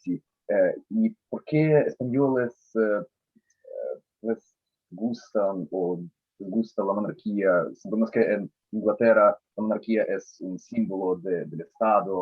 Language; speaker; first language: Spanish; non-native, learner; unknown